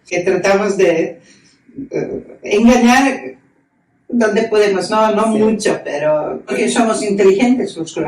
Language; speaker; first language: Spanish; non-native, fluent; Croatian